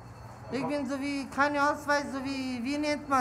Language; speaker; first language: German; non-native, learner; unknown